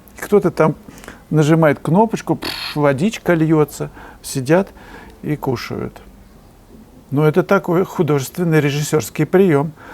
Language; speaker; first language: Russian; native; Russian